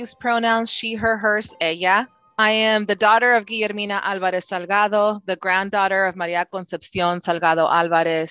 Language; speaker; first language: English; non-native, fluent; Spanish